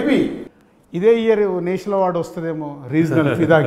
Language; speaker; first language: Telugu; native; Telugu